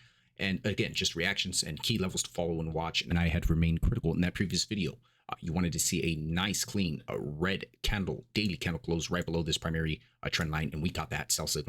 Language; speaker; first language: English; native; English